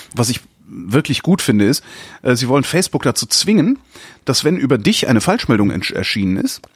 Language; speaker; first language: German; native; German